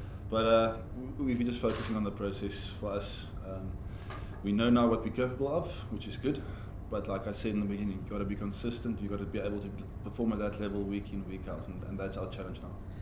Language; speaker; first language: English; non-native, local second language; Afrikaans